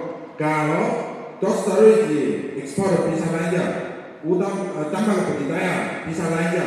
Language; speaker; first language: Indonesian; non-native, learner; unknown